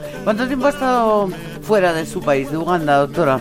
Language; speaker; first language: Spanish; native; Spanish